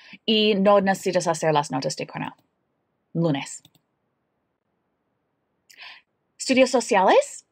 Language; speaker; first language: Spanish; non-native, learner; English